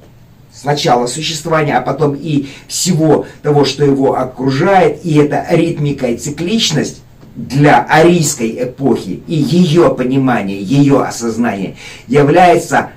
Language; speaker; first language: Russian; native; Russian